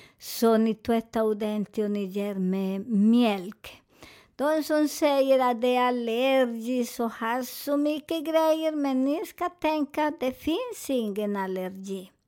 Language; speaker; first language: Swedish; non-native, fluent; Spanish